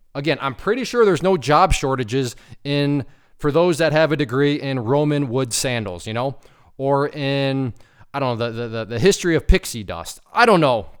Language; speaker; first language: English; native; English